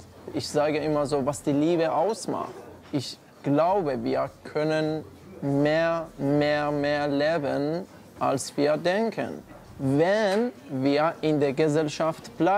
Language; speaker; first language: German; non-native, learner; Persian